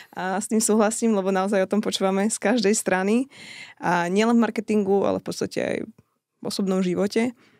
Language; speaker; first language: Slovak; native; Slovak